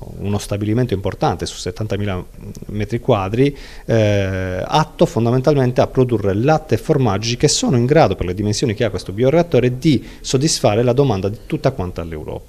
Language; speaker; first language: Italian; native; Italian